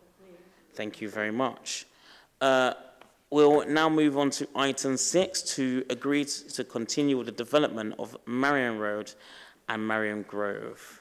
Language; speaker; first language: English; native; English